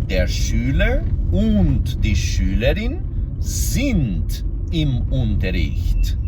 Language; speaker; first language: German; non-native, fluent; Portuguese